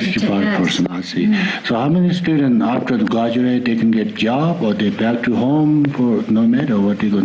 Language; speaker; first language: English; non-native, learner; Tibetan